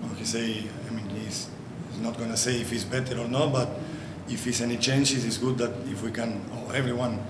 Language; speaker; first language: English; non-native, fluent; Spanish